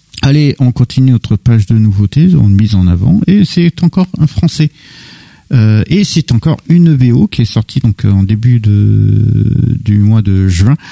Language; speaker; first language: French; native; French